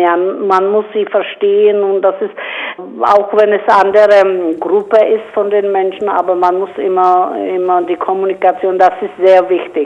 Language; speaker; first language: German; non-native, fluent; Czech